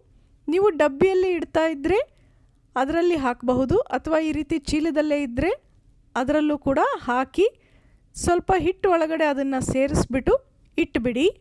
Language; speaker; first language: Kannada; native; Kannada